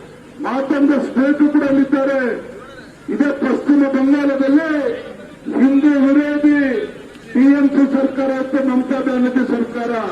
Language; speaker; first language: Kannada; native; Kannada